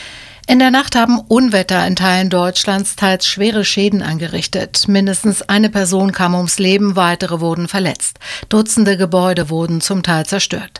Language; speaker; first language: German; native; German